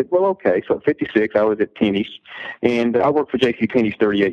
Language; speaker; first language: English; native; English